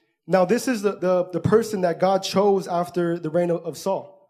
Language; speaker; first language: English; early bilingual, other home language; Spanish